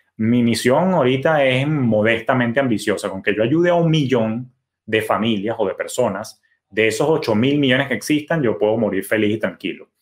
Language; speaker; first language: Spanish; native; Spanish